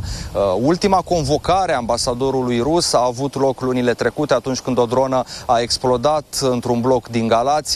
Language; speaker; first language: Romanian; native; Romanian